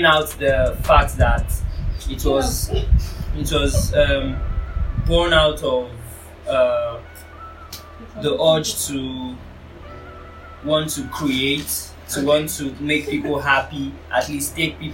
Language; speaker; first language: English; non-native, local second language; Yoruba